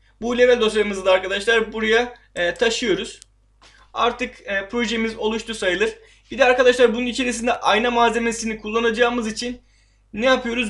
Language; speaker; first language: Turkish; native; Turkish